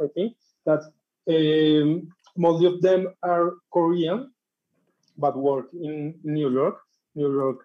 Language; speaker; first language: English; non-native, learner; Spanish